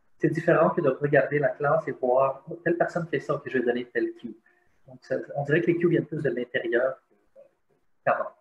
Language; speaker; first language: French; early bilingual, other home language; Arabic